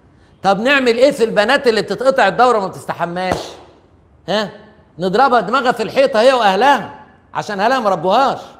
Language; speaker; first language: Arabic; native; Arabic